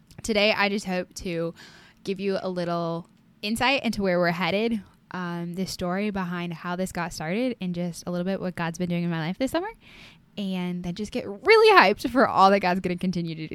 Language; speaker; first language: English; native; English